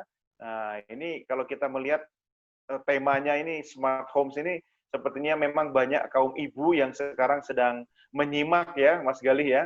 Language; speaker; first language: Indonesian; native; Indonesian